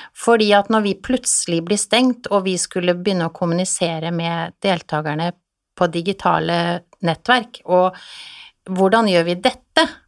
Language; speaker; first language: Norwegian; native; Norwegian